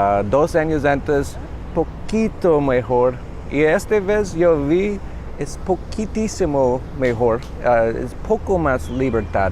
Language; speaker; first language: Spanish; non-native, learner; English